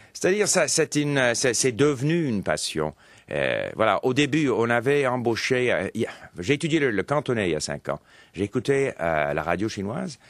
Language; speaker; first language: French; non-native, local second language; English